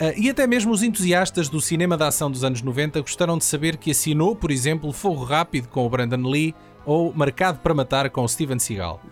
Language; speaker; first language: Portuguese; native; Portuguese